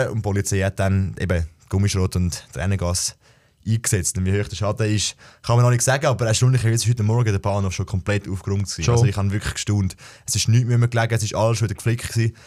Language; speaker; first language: German; native; German